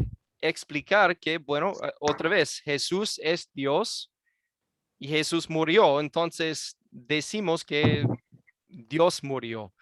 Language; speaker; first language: Spanish; non-native, fluent; English